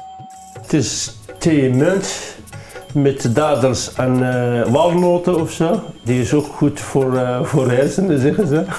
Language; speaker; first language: Dutch; non-native, learner; Arabic